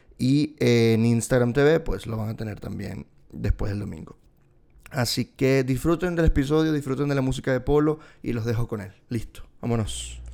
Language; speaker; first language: Spanish; native; Spanish